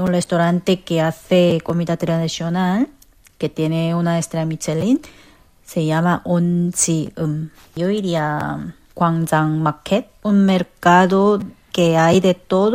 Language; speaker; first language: Spanish; non-native, fluent; Korean